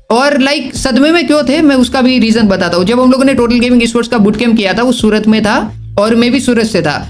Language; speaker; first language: Hindi; non-native, local second language; Gujarati